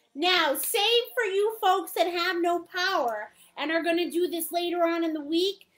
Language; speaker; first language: English; native; English